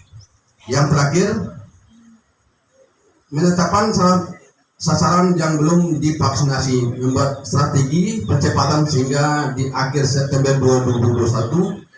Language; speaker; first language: Indonesian; native; Indonesian